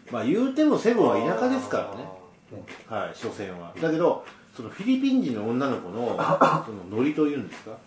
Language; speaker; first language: Japanese; native; Japanese